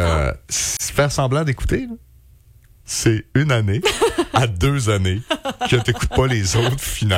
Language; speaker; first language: French; native; French